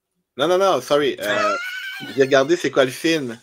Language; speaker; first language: French; native; French